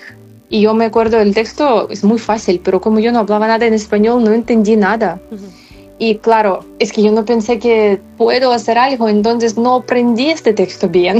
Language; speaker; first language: Spanish; non-native, fluent; Ukrainian